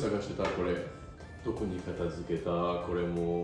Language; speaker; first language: Japanese; non-native, fluent; French